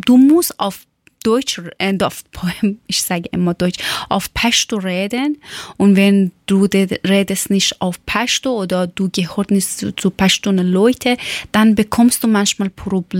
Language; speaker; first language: German; non-native, learner; Persian